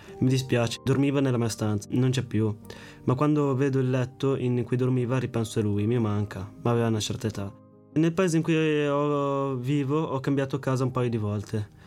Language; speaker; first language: Italian; early bilingual, other home language; Arabic